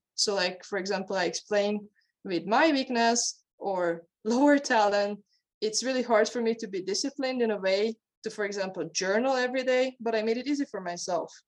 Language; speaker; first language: English; non-native, fluent; Hungarian